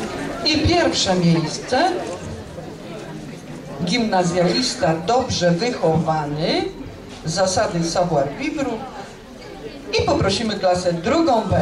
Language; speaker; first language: Polish; native; Polish